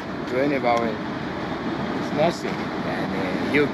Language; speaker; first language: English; non-native, learner; Arabic